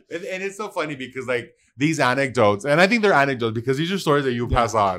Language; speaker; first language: English; early bilingual, other home language; Spanish